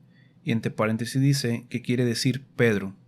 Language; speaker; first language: Spanish; native; Spanish